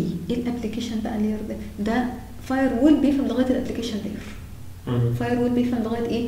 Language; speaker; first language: Arabic; native; Arabic